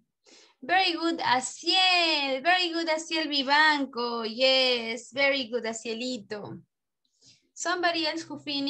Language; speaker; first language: English; non-native, learner; Spanish